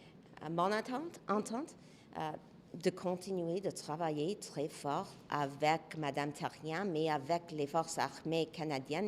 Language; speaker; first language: French; non-native, local second language; English